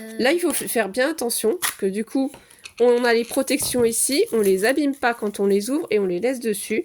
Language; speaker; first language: French; native; French